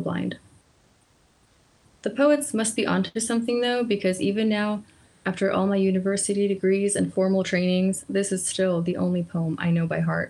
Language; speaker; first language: English; early bilingual, other home language; Polish